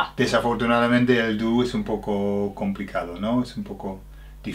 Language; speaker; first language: Spanish; non-native, fluent; English